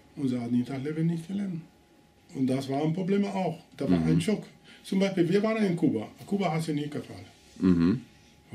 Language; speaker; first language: German; non-native, learner; Spanish